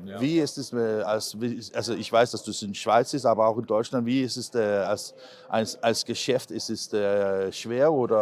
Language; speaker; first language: German; non-native, learner; Danish